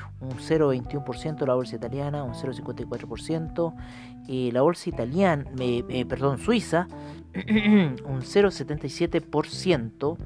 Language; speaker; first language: Spanish; native; Spanish